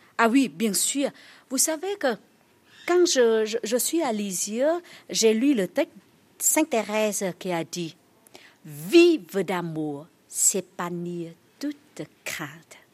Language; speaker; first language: French; non-native, learner; Vietnamese